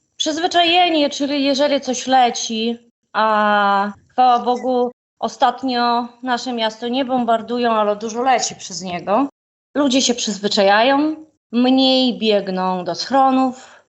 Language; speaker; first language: Polish; non-native, fluent; Ukrainian